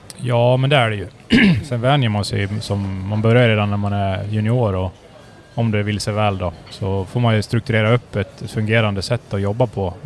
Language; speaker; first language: Swedish; native; Swedish